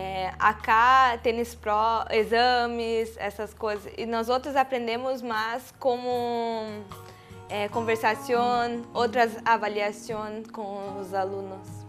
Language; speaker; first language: Spanish; non-native, learner; Portuguese